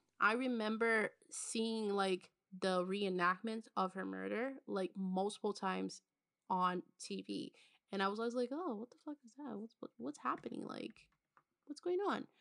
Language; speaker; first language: English; non-native, fluent; Portuguese